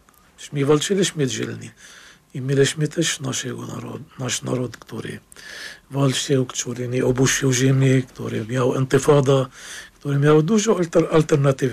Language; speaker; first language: Polish; non-native, fluent; Arabic